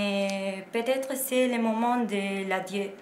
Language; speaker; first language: French; non-native, learner; Korean